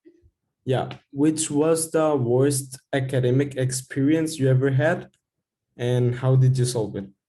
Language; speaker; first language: English; non-native, fluent; Spanish